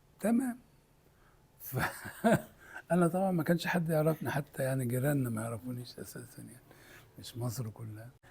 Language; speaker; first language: Egyptian Arabic; native; Egyptian Arabic